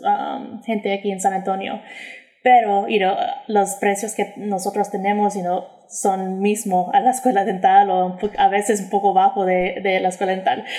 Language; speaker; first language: Spanish; early bilingual, heritage; English